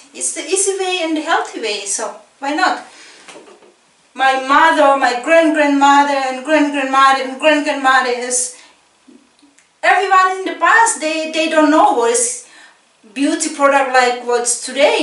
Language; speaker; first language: English; non-native, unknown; Indonesian